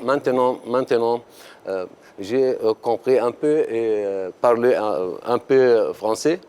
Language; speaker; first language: French; non-native, learner; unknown